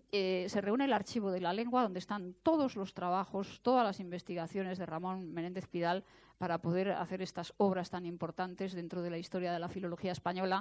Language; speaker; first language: Spanish; native; Spanish